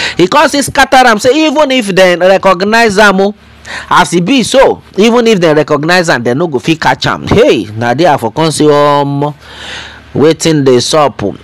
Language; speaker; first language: Nigerian Pidgin; non-native, local second language; Yoruba